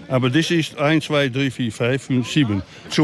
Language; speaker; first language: German; non-native, learner; Dutch